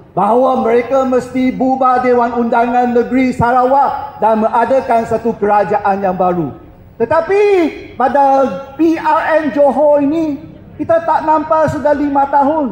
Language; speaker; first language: Malay; non-native, local second language; Chinese